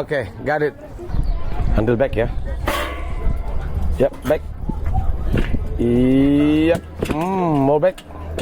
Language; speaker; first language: English; non-native, learner; Indonesian